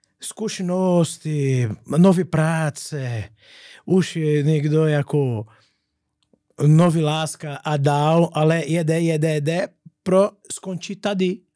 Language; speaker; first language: Czech; non-native, learner; Portuguese